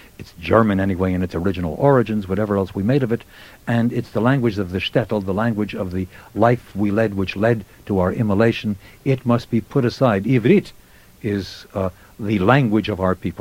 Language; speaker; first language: English; native; English